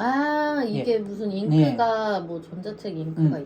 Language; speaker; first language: Korean; native; Korean